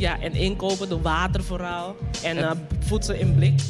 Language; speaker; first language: Dutch; non-native, local second language; Papiamento